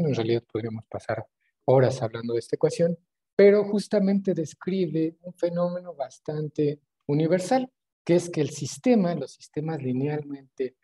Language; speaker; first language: Spanish; native; Spanish